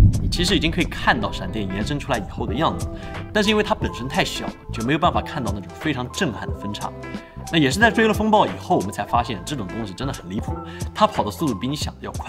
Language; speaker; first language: Chinese; native; Chinese